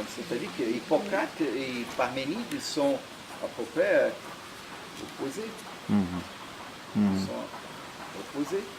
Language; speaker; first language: French; non-native, fluent; Portuguese